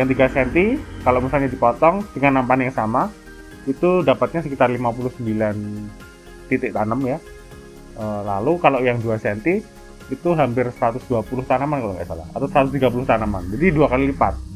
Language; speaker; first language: Indonesian; native; Indonesian